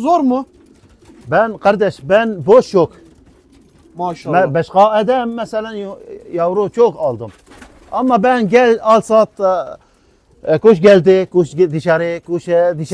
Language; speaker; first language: Turkish; non-native, learner; Arabic